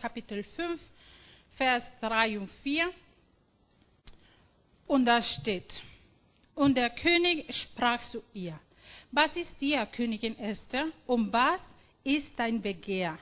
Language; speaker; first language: German; non-native, fluent; Spanish